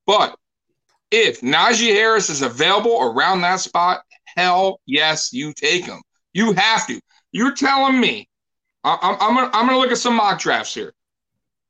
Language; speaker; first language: English; native; English